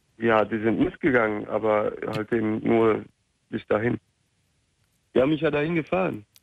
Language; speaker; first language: German; early bilingual, other home language; Turkish